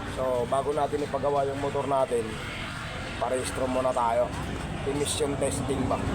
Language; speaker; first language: Filipino; non-native, local second language; Cebuano